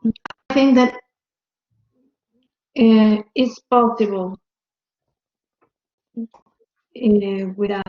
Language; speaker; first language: English; non-native, learner; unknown